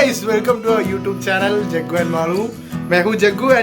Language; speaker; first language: Hindi; non-native, local second language; Malayalam